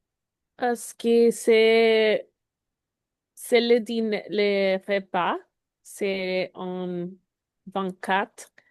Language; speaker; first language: French; non-native, learner; Spanish